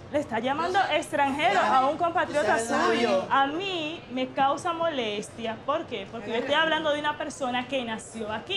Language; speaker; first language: Spanish; native; Spanish